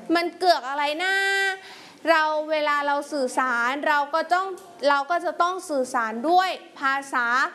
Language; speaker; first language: Thai; native; Thai